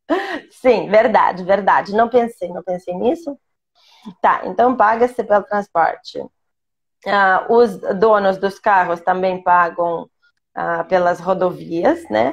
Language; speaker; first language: Portuguese; non-native, fluent; Russian